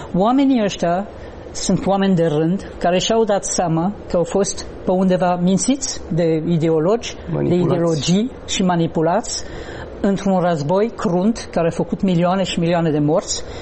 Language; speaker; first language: Romanian; non-native, fluent; French